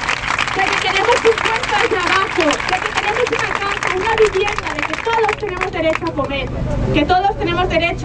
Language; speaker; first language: Spanish; native; Spanish